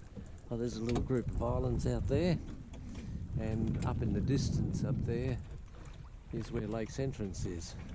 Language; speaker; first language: English; native; English